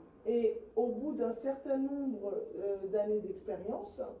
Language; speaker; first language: French; native; French